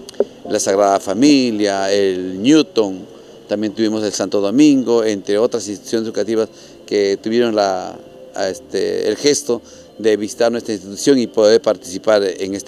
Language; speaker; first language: Spanish; native; Spanish